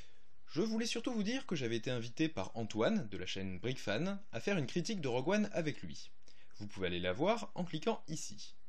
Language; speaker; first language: French; native; French